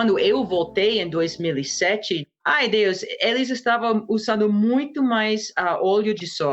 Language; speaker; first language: Portuguese; non-native, fluent; English